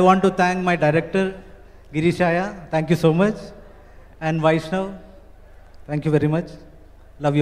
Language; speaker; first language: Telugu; non-native, learner; Malayalam